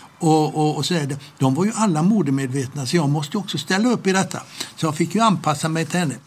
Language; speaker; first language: Swedish; native; Swedish